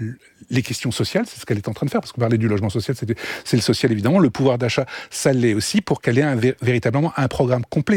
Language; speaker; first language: French; native; French